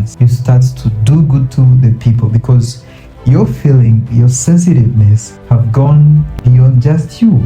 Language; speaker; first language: English; non-native, local second language; Kinyarwanda